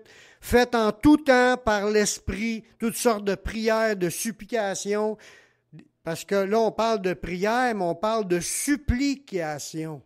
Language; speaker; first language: French; native; French